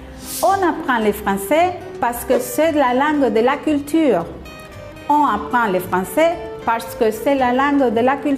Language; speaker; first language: French; non-native, fluent; Spanish